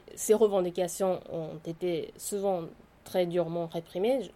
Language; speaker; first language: French; non-native, fluent; Japanese